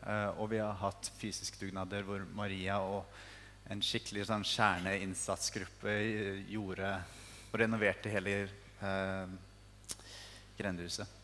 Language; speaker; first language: Norwegian; native; Norwegian